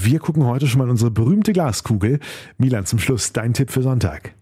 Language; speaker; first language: German; native; German